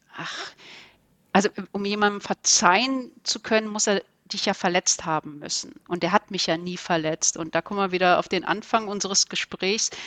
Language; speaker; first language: German; early bilingual, other home language; Turkish